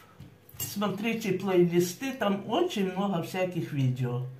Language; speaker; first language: Russian; native; Russian